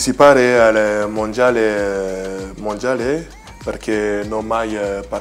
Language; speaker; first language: Italian; non-native, learner; French